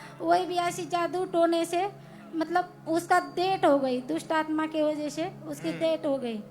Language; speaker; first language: Hindi; non-native, local second language; Marathi